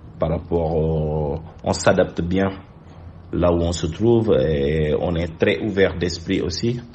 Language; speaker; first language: French; non-native, local second language; Wolof